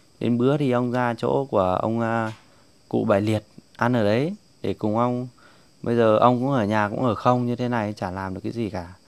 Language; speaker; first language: Vietnamese; non-native, local second language; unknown